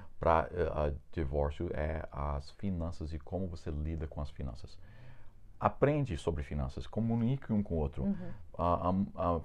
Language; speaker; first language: Portuguese; non-native, fluent; English